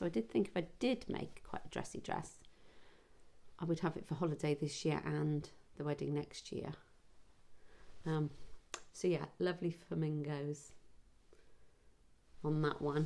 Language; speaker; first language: English; native; English